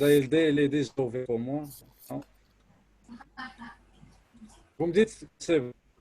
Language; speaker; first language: French; non-native, local second language; Arabic